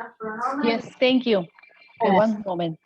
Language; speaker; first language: English; non-native, learner; Spanish